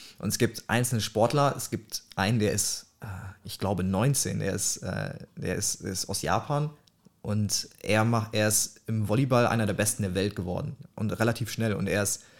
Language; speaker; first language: German; early bilingual, other home language; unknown